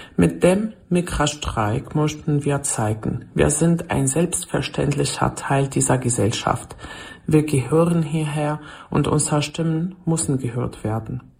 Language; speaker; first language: German; non-native, fluent; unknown